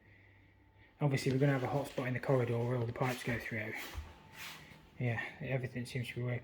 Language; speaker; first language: English; native; English